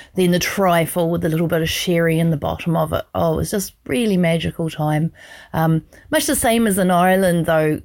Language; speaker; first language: English; native; English